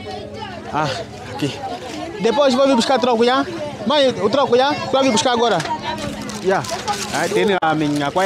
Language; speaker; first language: Portuguese; non-native, learner; Vietnamese